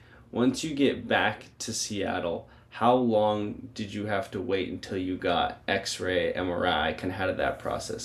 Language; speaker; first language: English; native; English